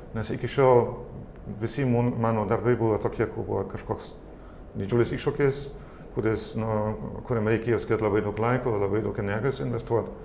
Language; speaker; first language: Lithuanian; non-native, fluent; German